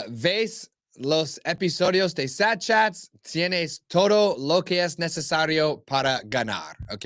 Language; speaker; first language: Spanish; non-native, learner; English